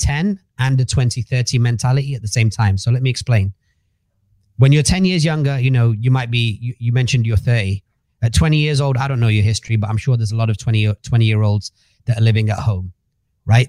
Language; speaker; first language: English; native; English